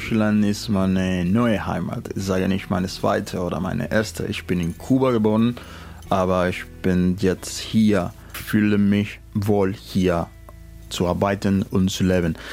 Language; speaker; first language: German; non-native, fluent; Spanish